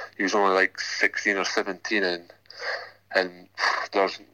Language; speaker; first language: English; native; English